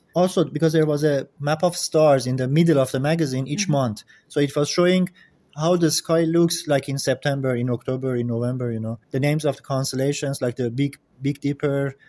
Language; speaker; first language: English; non-native, fluent; Persian